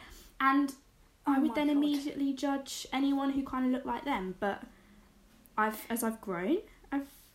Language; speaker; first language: English; native; English